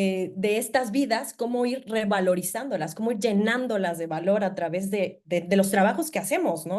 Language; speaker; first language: Spanish; native; Spanish